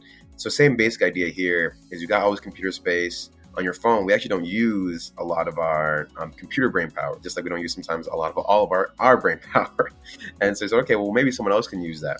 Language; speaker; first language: English; native; English